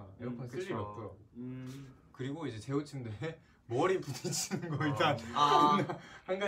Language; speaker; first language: Korean; native; Korean